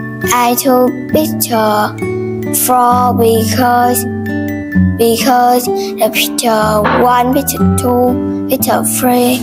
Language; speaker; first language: English; non-native, learner; Vietnamese